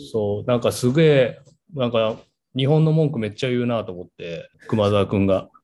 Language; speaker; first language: Japanese; native; Japanese